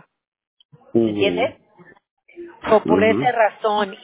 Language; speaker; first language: Spanish; early bilingual, heritage; Spanish